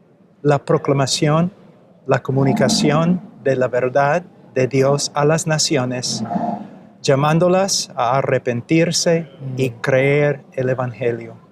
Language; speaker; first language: Spanish; non-native, fluent; English